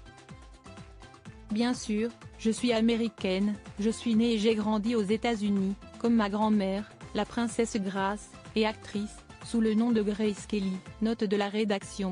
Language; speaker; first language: French; native; French